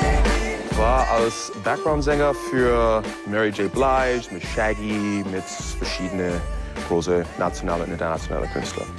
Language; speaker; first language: German; non-native, fluent; English